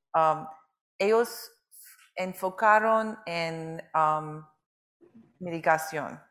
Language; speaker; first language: Spanish; non-native, learner; Turkish